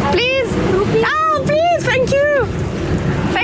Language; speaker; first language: English; non-native, learner; French